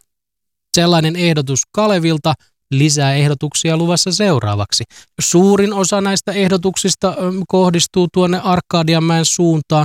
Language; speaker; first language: Finnish; native; Finnish